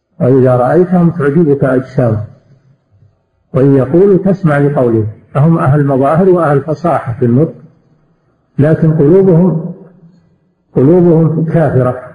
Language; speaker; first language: Arabic; native; Arabic